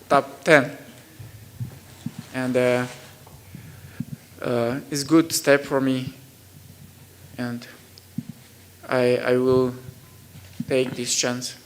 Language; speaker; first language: English; non-native, learner; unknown